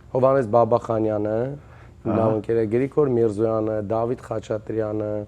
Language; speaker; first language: Armenian; native; Armenian